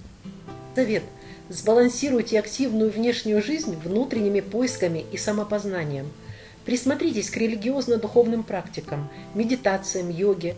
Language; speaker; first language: Russian; native; Russian